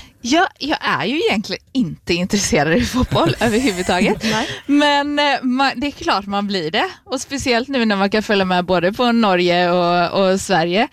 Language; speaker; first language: Swedish; native; Swedish